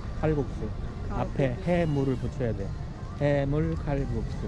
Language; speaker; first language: Korean; native; Korean